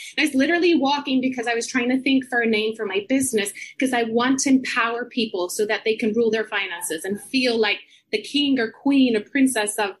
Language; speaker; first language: English; non-native, fluent; Spanish